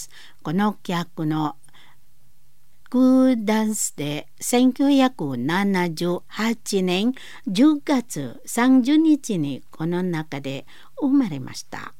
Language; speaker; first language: Japanese; non-native, learner; Indonesian